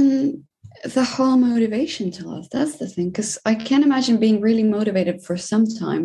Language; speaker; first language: English; non-native, fluent; Czech